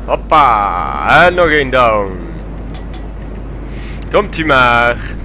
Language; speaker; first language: Dutch; native; Dutch